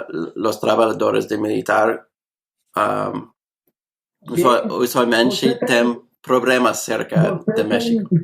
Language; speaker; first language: Portuguese; non-native, learner; English